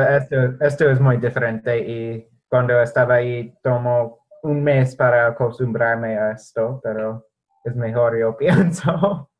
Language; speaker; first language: Spanish; non-native, fluent; English